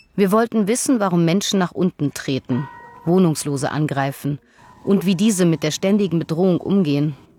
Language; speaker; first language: German; native; German